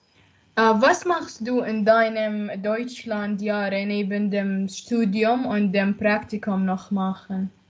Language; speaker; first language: German; non-native, learner; Arabic